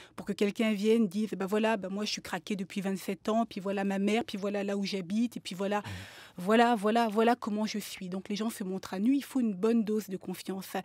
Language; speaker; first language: French; native; French